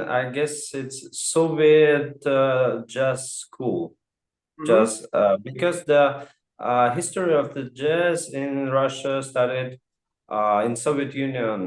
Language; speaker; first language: English; non-native, fluent; Russian